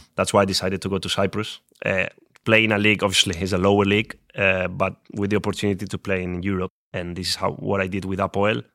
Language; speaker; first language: English; non-native, fluent; Spanish